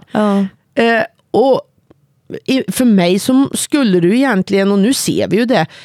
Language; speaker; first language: Swedish; native; Swedish